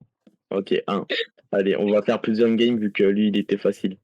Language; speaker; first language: French; native; French